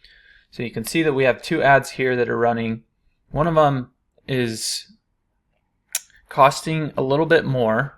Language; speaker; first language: English; native; English